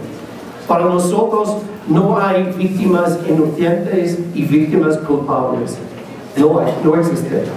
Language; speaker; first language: Spanish; non-native, learner; English